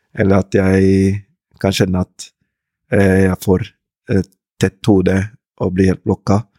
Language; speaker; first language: Norwegian; early bilingual, other home language; Rundi